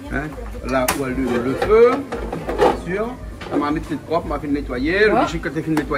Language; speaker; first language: French; non-native, local second language; Réunion Creole French